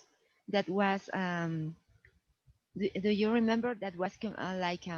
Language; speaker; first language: English; non-native, fluent; Spanish